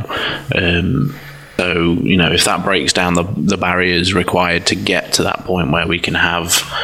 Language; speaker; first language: English; native; English